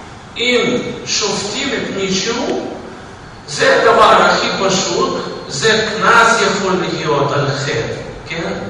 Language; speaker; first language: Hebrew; non-native, fluent; Russian